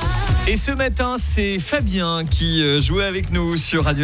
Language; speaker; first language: French; native; French